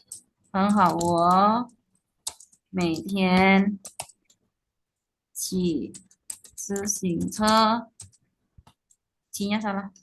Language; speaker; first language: Chinese; non-native, fluent; Indonesian